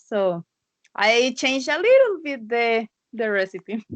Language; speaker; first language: English; non-native, learner; Spanish